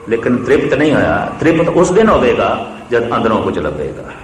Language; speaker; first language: Hindi; non-native, local second language; Punjabi